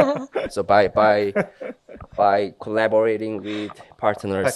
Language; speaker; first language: English; non-native, fluent; Korean